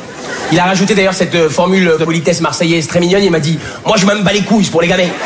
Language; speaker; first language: French; native; French